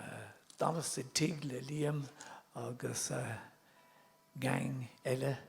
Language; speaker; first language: Irish; non-native, local second language; English